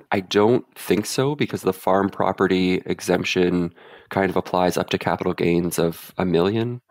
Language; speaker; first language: English; native; English